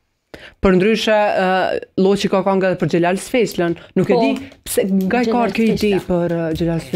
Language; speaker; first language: Albanian; native; Albanian